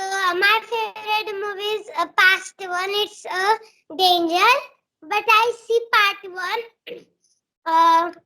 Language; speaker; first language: English; non-native, learner; Marathi